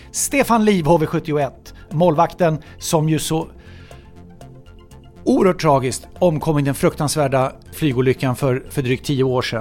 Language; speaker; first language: Swedish; native; Swedish